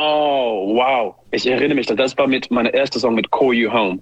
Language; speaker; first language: German; non-native, learner; English